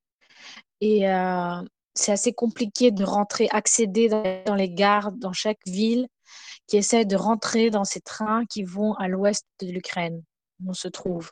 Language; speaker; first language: French; non-native, fluent; Ukrainian